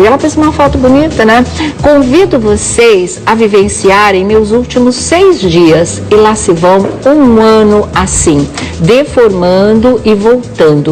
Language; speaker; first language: Portuguese; native; Portuguese